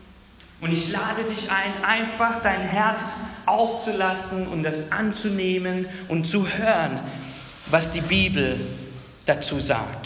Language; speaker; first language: German; non-native, fluent; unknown